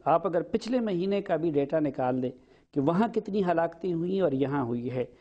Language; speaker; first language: Urdu; non-native, local second language; Pashto